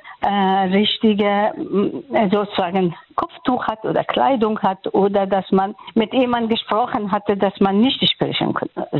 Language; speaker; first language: German; non-native, fluent; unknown